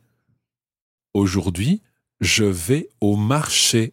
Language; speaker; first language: French; non-native, fluent; English